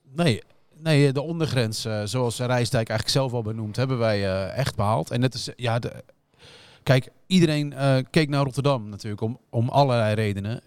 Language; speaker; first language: Dutch; native; Dutch